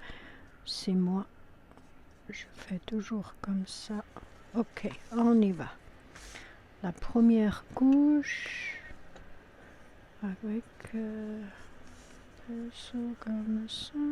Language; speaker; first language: French; non-native, fluent; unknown